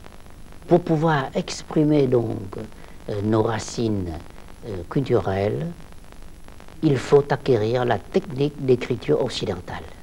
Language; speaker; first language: French; non-native, local second language; Vietnamese